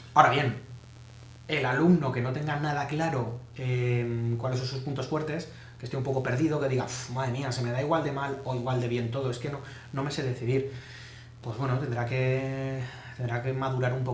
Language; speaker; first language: Spanish; native; Spanish